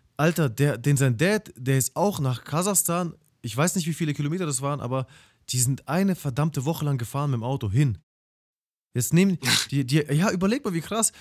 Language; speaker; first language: German; early bilingual, other home language; Russian